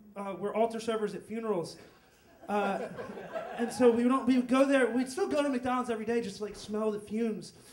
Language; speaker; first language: English; native; English